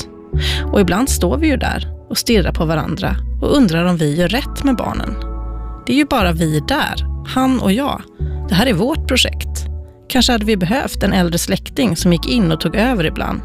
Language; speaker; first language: Swedish; native; Swedish